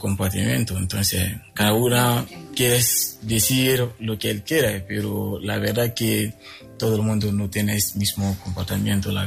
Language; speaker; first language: Spanish; non-native, local second language; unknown